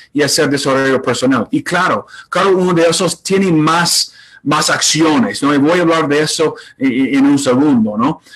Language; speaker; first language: Spanish; non-native, fluent; English